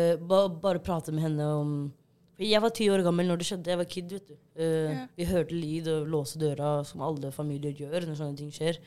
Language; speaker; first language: Norwegian; early bilingual, other home language; Somali